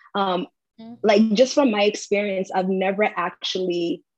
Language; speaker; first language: English; early bilingual, heritage; English